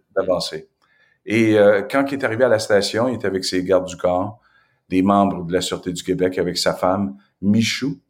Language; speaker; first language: French; native; French